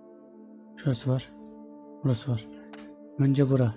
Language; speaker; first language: Turkish; native; Turkish